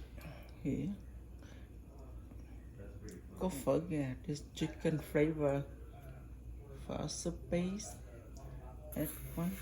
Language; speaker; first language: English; non-native, learner; Vietnamese